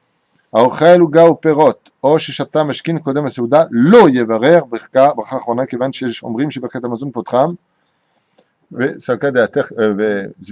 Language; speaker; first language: Hebrew; non-native, fluent; French